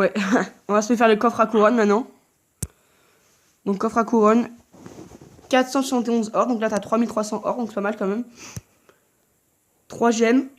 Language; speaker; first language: French; native; French